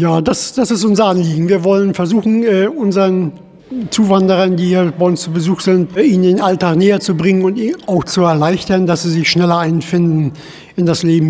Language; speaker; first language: German; native; German